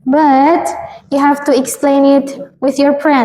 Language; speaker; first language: English; non-native, fluent; Indonesian